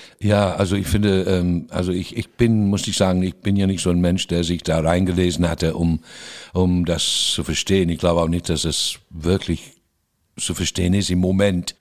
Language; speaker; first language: German; non-native, fluent; English